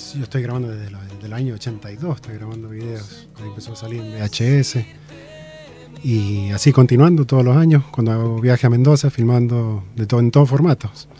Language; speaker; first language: Spanish; native; Spanish